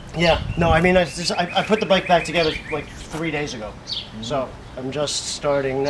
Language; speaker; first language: English; native; English